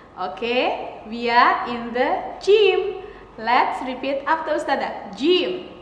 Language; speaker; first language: English; non-native, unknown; Indonesian